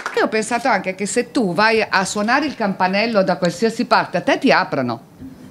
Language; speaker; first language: Italian; native; Italian